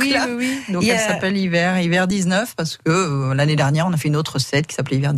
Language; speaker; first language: French; native; French